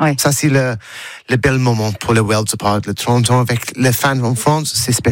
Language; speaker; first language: French; non-native, learner; English